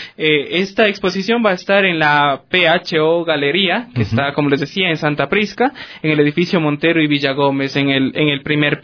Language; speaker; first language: Spanish; native; Spanish